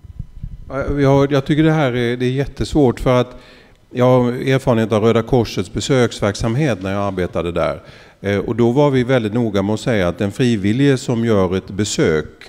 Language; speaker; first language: Swedish; native; Swedish